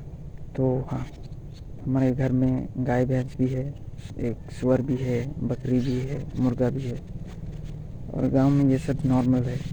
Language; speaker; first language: Hindi; non-native, local second language; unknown